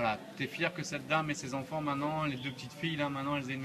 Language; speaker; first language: French; native; French